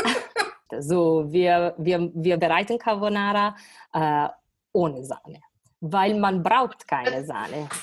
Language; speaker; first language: German; non-native, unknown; Italian